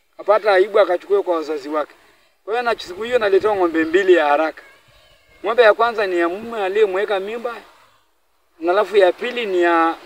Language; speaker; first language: Swahili; non-native, local second language; Masai